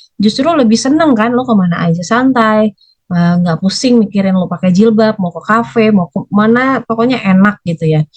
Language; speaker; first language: Indonesian; native; Indonesian